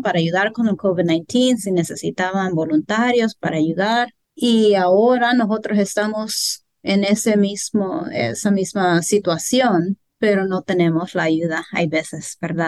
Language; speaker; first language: Spanish; early bilingual, heritage; Spanish